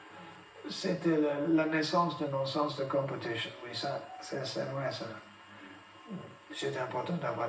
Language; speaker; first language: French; non-native, fluent; English